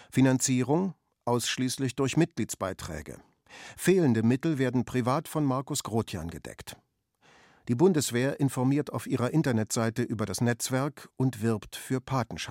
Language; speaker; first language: German; native; German